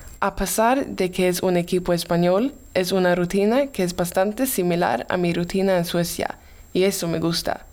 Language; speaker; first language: Spanish; non-native, learner; Swedish